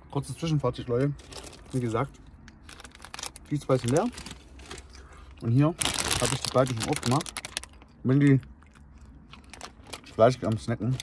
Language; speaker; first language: German; native; German